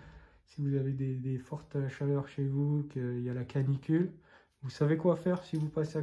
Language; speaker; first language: French; native; French